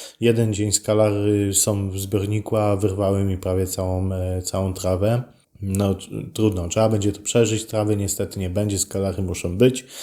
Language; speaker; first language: Polish; native; Polish